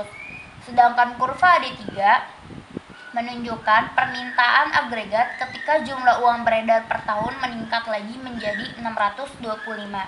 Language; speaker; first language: Indonesian; native; Indonesian